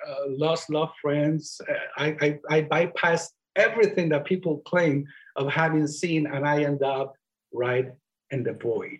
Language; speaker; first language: English; non-native, fluent; Spanish